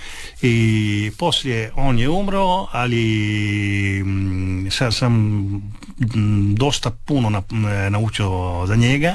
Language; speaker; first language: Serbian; early bilingual, heritage; Italian